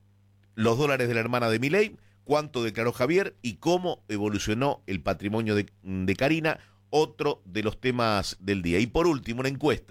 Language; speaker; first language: Spanish; native; Spanish